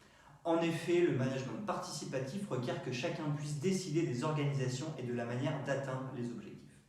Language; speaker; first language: French; native; French